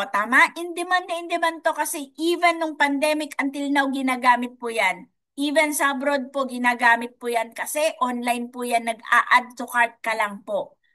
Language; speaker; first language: Filipino; non-native, local second language; Iloko